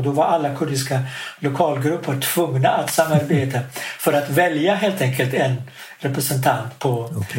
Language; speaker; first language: Swedish; non-native, fluent; Kurdish